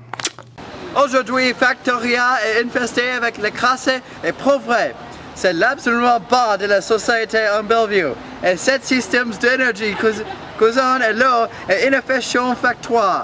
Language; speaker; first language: French; non-native, learner; English